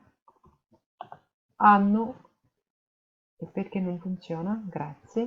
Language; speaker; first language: Italian; non-native, fluent; French